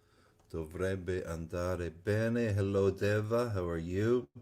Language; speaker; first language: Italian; non-native, fluent; English